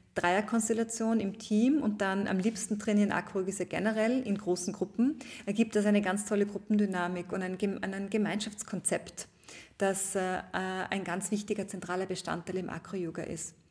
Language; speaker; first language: German; native; German